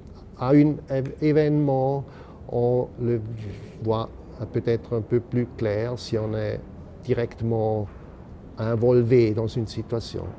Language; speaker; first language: French; non-native, local second language; German